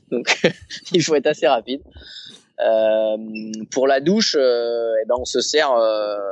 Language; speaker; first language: French; native; French